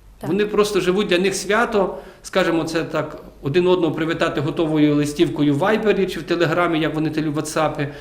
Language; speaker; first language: Ukrainian; native; Ukrainian